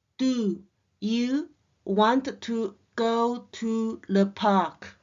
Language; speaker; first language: English; non-native, learner; Chinese